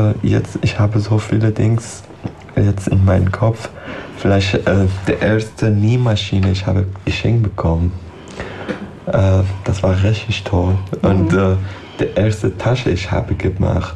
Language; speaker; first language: German; non-native, learner; Persian